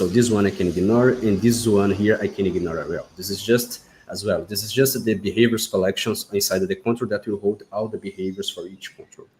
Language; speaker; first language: English; non-native, fluent; Spanish